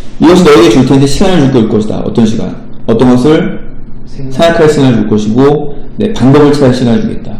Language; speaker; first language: Korean; native; Korean